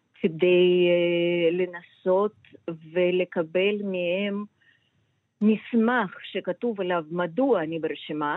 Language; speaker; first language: Hebrew; non-native, fluent; Russian